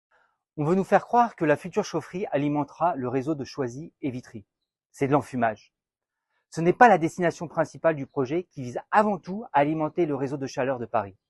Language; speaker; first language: French; native; French